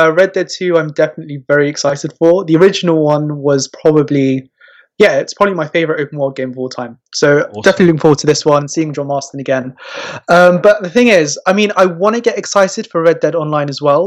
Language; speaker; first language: English; native; English